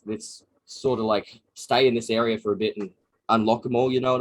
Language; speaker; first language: English; native; English